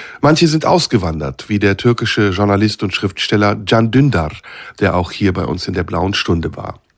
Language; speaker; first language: German; early bilingual, other home language; Turkish